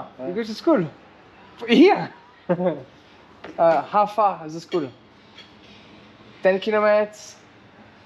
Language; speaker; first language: English; non-native, learner; French